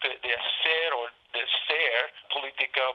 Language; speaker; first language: Spanish; non-native, learner; English